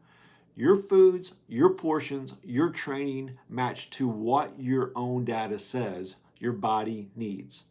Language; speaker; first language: English; native; English